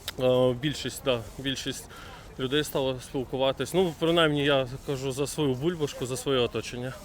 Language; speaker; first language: Ukrainian; non-native, local second language; Russian